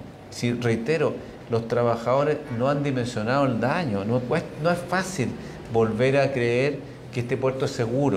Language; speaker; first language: Spanish; native; Spanish